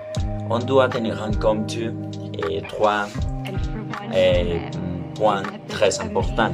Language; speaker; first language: French; non-native, learner; Spanish